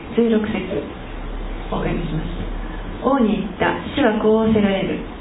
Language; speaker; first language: Japanese; native; Japanese